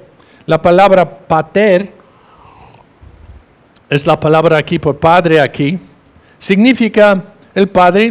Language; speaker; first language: Spanish; non-native, fluent; English